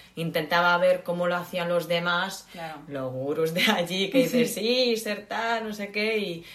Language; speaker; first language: Spanish; non-native, fluent; Polish